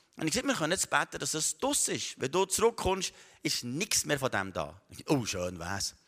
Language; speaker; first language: German; native; German